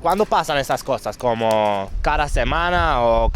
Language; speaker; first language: Spanish; non-native, fluent; Hebrew